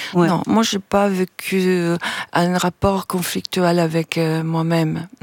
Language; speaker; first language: French; non-native, fluent; Italian